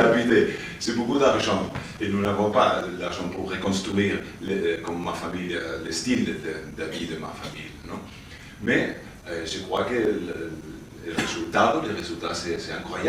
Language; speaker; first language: French; non-native, learner; Spanish